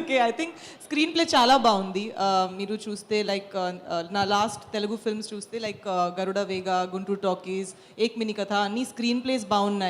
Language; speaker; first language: Telugu; non-native, fluent; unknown